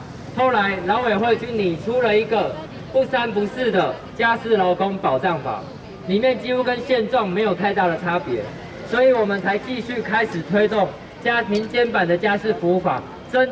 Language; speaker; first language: Chinese; native; Chinese